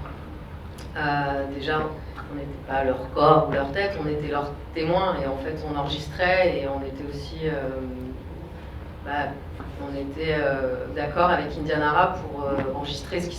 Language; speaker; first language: French; native; French